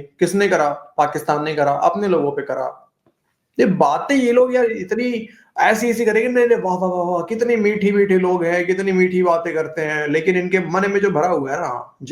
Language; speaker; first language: Hindi; native; Hindi